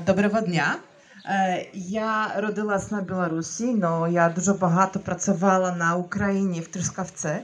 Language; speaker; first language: Ukrainian; non-native, learner; Russian